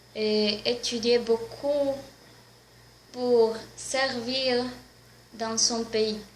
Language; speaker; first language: French; non-native, learner; Spanish